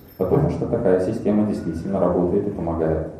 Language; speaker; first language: Russian; native; Russian